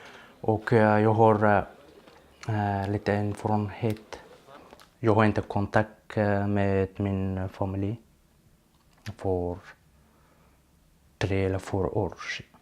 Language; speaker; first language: Swedish; non-native, learner; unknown